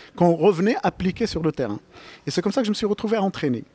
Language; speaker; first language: French; non-native, local second language; Arabic